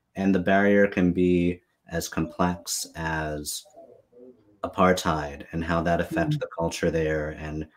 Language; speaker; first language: English; native; English